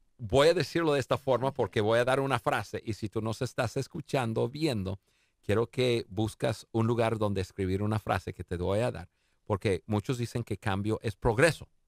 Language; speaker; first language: Spanish; non-native, fluent; English